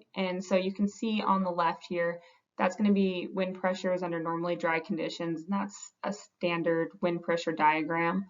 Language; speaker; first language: English; native; English